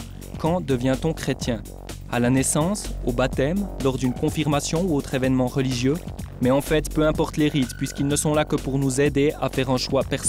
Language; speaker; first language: French; native; French